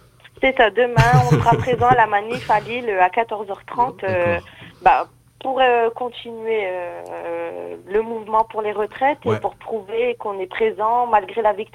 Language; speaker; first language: French; native; French